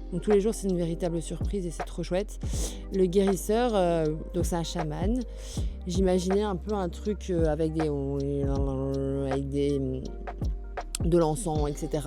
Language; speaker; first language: French; native; French